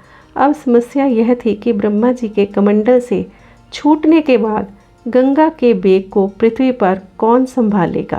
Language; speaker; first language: Hindi; native; Hindi